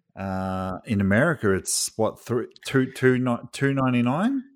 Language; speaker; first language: English; native; English